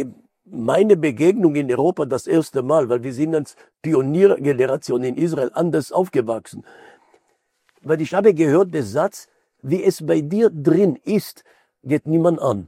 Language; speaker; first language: German; non-native, fluent; Hebrew